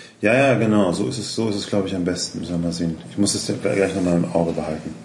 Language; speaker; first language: German; native; German